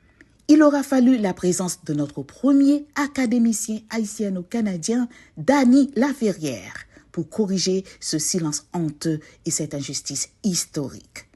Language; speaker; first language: French; non-native, local second language; Haitian Creole